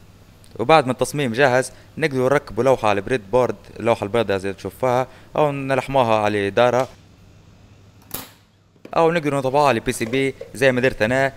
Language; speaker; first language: Arabic; native; Arabic